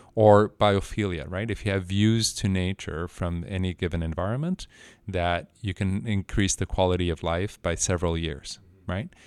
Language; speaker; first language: English; non-native, fluent; Spanish